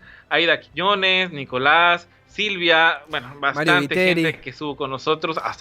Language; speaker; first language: Spanish; native; Spanish